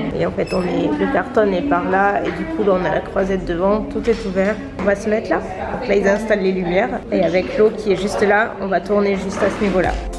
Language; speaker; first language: French; native; French